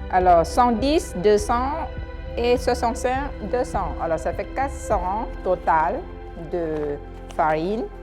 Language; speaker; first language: French; non-native, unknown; Thai